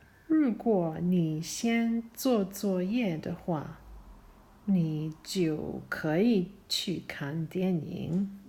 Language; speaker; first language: Chinese; non-native, fluent; English